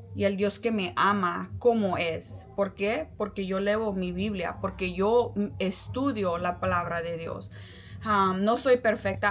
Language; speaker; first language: Spanish; early bilingual, heritage; Spanish